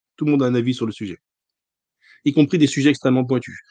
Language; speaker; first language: French; native; French